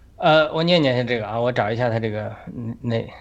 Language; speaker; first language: Chinese; native; Chinese